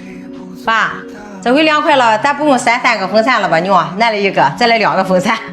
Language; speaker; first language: Chinese; native; Chinese